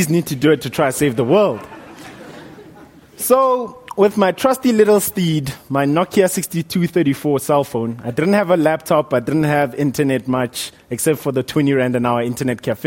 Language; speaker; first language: English; non-native, local second language; Northern Sotho